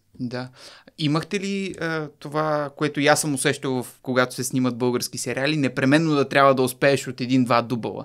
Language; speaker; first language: Bulgarian; native; Bulgarian